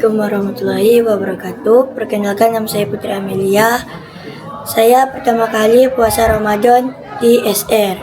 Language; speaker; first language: Indonesian; native; Indonesian